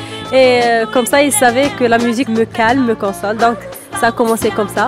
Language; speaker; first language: French; non-native, local second language; Arabic